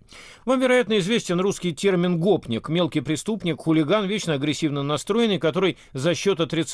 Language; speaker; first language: Russian; native; Russian